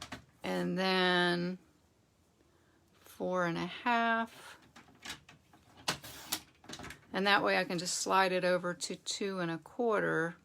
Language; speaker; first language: English; native; English